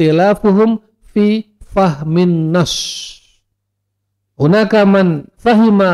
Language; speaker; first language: Arabic; non-native, fluent; Indonesian